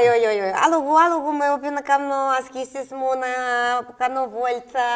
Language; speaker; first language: Greek; non-native, learner; Russian